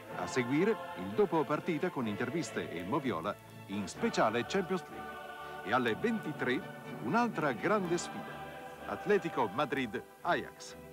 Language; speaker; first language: Italian; native; Italian